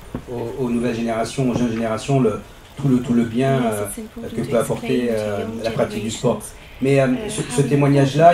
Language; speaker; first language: French; native; French